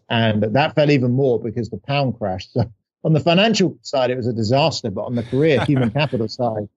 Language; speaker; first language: English; native; English